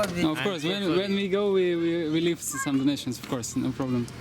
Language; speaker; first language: English; non-native, fluent; Russian